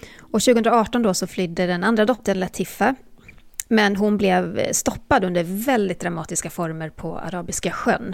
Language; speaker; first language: Swedish; native; Swedish